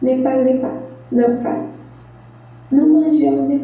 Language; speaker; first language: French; non-native, learner; Portuguese